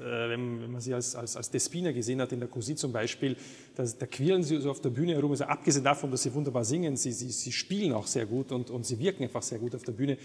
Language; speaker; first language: German; native; German